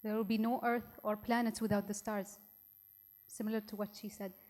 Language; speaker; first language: English; non-native, local second language; Arabic